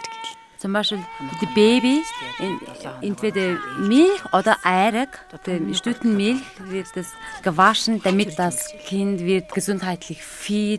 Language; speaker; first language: German; non-native, learner; Mongolian